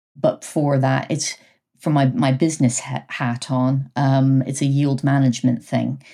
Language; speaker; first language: English; native; English